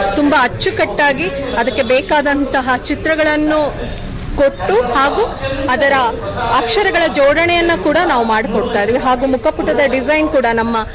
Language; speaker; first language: Kannada; non-native, local second language; Malayalam